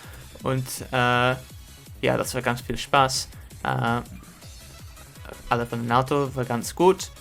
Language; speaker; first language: German; non-native, learner; English